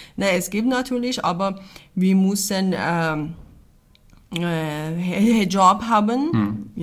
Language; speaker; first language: German; non-native, learner; Persian